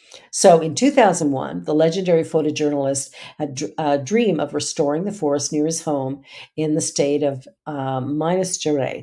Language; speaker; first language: English; native; English